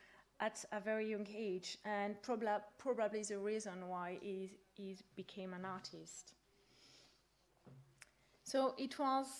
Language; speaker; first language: English; non-native, fluent; French